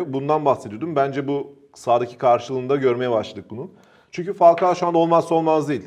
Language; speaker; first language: Turkish; native; Turkish